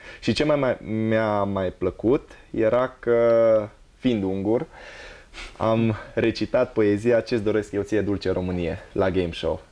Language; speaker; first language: Romanian; non-native, local second language; Hungarian